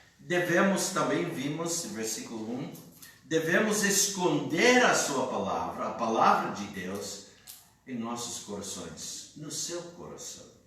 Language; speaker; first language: Portuguese; non-native, fluent; English